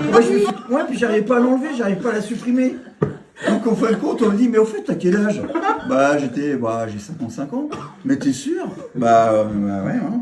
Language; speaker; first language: French; native; French